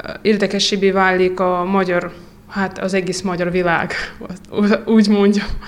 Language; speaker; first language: Hungarian; non-native, fluent; Russian